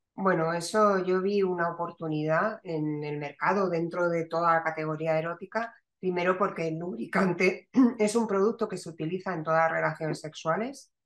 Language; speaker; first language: Spanish; native; Spanish